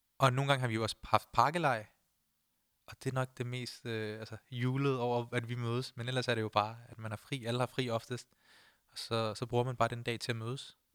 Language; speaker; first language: Danish; early bilingual, other home language; Punjabi